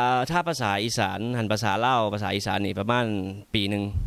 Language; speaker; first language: Thai; early bilingual, other home language; English